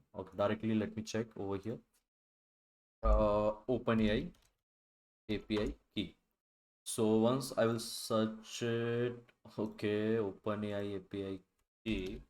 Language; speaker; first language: English; non-native, local second language; Hindi